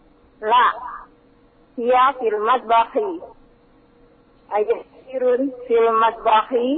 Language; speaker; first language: Arabic; non-native, learner; Indonesian